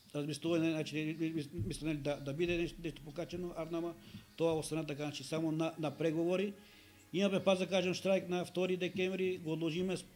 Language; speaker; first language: Macedonian; native; Macedonian